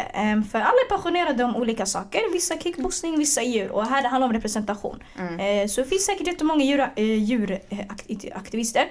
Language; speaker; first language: Swedish; early bilingual, other home language; Arabic